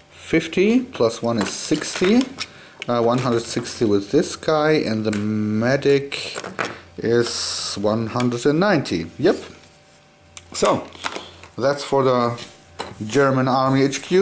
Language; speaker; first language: English; non-native, fluent; German